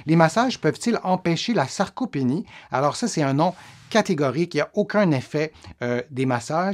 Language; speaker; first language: French; native; French